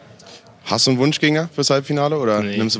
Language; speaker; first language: German; native; German